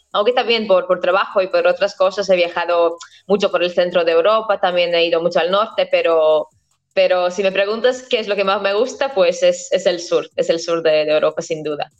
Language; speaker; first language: Spanish; non-native, fluent; Latvian